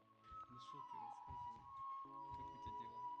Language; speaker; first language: Russian; native; Russian